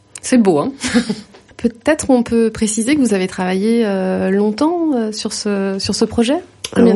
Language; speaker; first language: French; native; French